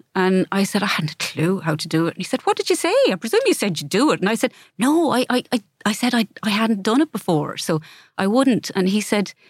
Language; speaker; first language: English; native; English